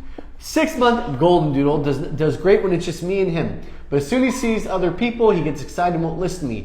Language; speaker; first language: English; native; English